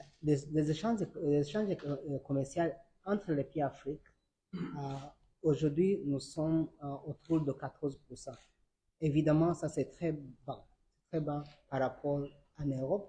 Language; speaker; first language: French; non-native, learner; Arabic